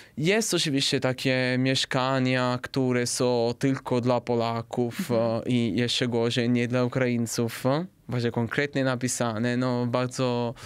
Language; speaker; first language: Polish; non-native, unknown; Italian